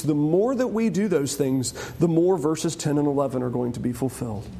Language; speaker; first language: English; native; English